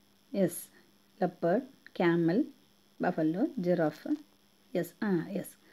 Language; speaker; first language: English; non-native, local second language; Tamil